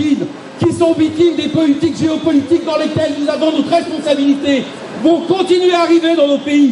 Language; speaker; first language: French; native; French